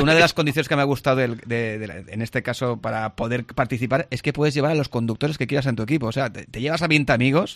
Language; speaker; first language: Spanish; native; Spanish